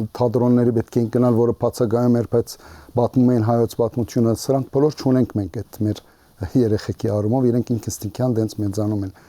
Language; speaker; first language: Armenian; early bilingual, heritage; Armenian